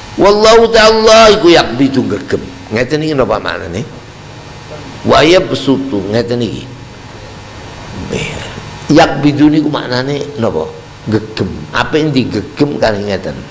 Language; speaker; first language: Indonesian; non-native, local second language; Javanese